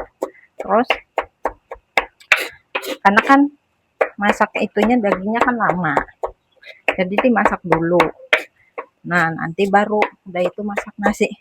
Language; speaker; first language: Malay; non-native, local second language; Indonesian